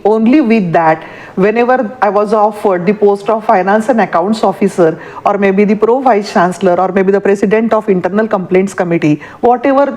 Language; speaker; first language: English; non-native, local second language; Marathi